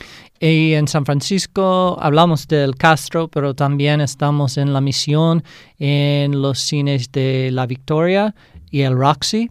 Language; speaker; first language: Spanish; non-native, fluent; English